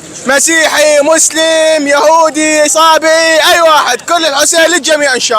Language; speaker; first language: Arabic; native; Arabic